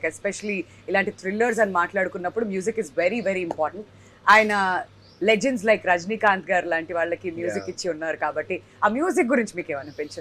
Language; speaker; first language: Telugu; native; Telugu